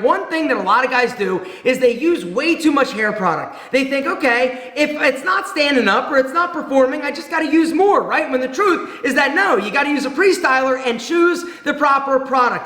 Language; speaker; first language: English; native; English